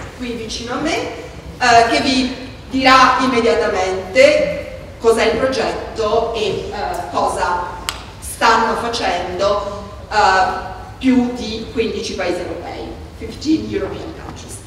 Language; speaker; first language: Italian; native; Italian